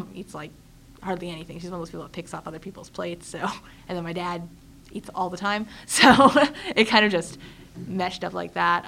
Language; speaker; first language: English; native; English